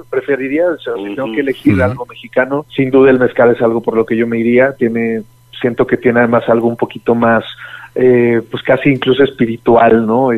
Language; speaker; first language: Spanish; native; Spanish